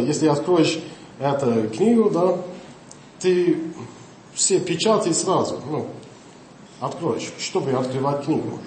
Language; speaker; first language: Russian; non-native, learner; English